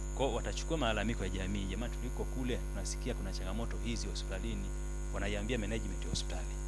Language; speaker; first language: Swahili; native; Swahili